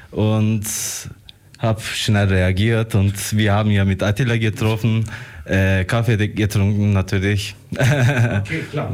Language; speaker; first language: German; non-native, fluent; Turkish